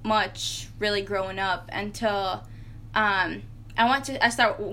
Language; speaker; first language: English; non-native, fluent; Arabic